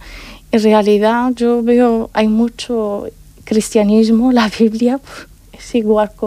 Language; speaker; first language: Spanish; non-native, fluent; Arabic